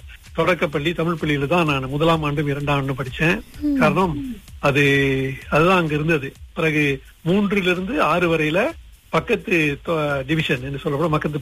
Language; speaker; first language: Tamil; early bilingual, heritage; Tamil